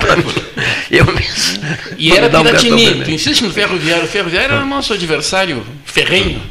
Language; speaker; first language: Portuguese; native; Portuguese